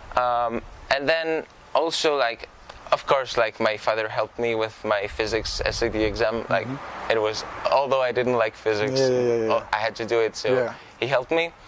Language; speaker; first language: English; non-native, fluent; Greek